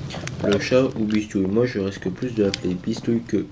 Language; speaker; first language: French; native; French